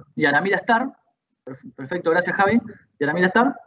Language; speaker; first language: Spanish; native; Spanish